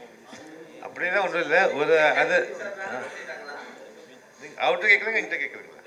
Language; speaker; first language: Tamil; early bilingual, other home language; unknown